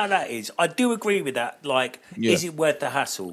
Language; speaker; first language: English; native; English